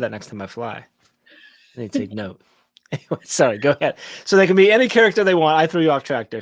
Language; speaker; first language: English; native; English